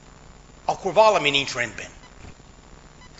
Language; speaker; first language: Hungarian; non-native, fluent; English